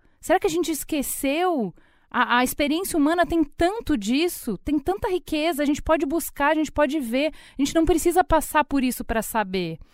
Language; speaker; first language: Portuguese; native; Portuguese